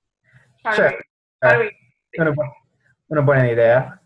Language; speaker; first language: Spanish; non-native, fluent; English